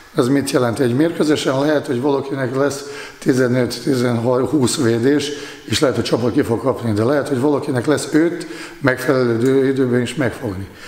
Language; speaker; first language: Hungarian; non-native, fluent; Bosnian